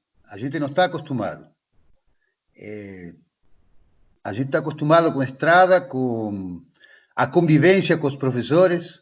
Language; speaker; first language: Portuguese; non-native, fluent; Spanish